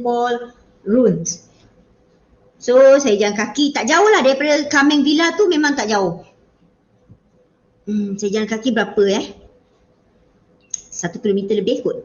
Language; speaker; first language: Malay; native; Malay